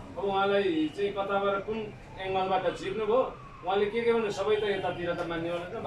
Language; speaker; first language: Nepali; non-native, local second language; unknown